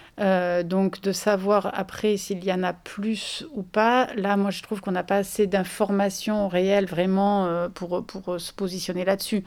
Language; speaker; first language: French; native; French